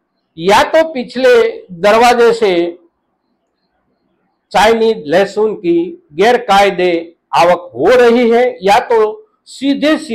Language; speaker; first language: Hindi; non-native, local second language; Gujarati